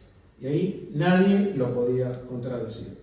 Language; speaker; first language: Spanish; native; Spanish